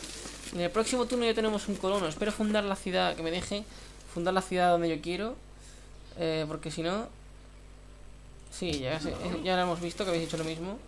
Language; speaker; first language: Spanish; native; Spanish